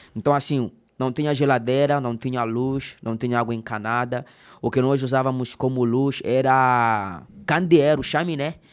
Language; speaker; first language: Portuguese; non-native, local second language; Makhuwa